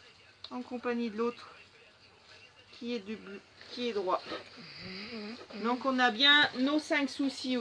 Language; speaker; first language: French; native; French